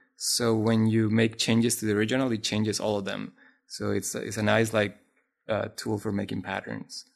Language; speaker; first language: English; non-native, fluent; Spanish